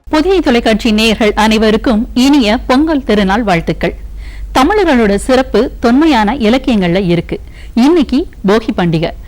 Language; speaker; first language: Tamil; native; Tamil